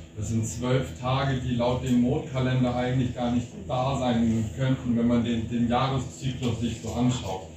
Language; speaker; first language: German; native; German